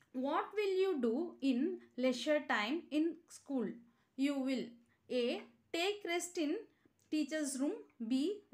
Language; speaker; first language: English; non-native, local second language; Tamil